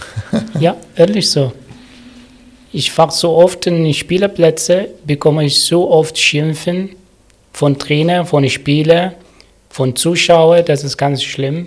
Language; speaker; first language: German; non-native, learner; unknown